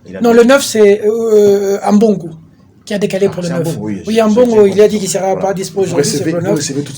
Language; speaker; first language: French; non-native, local second language; Lingala